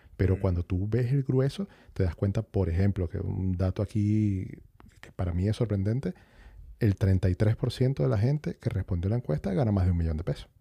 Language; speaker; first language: Spanish; native; Spanish